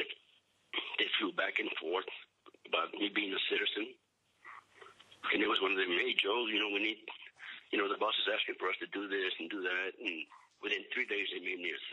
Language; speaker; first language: English; early bilingual, other home language; Spanish